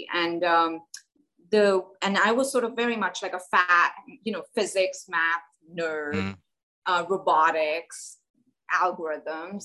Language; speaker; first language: English; non-native, local second language; Hindi